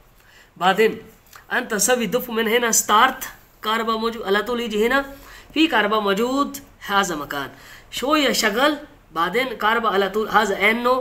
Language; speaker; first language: Arabic; non-native, learner; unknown